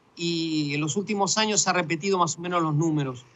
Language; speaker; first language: Spanish; native; Spanish